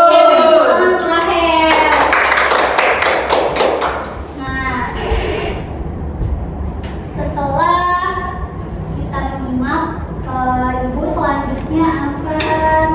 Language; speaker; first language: Indonesian; native; Indonesian